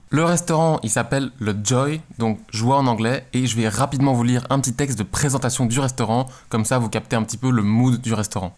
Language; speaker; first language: French; native; French